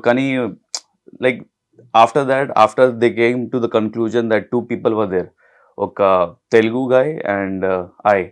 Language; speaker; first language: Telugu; non-native, local second language; Hindi